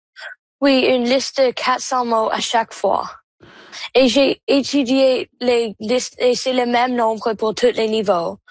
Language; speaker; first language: French; non-native, local second language; English